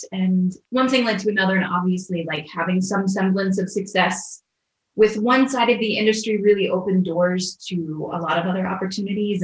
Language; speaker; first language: English; native; English